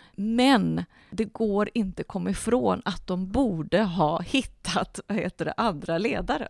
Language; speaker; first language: Swedish; early bilingual, other home language; Spanish